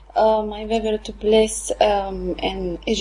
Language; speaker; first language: English; non-native, learner; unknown